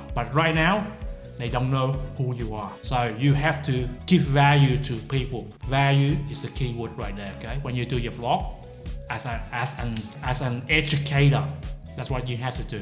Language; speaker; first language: English; non-native, fluent; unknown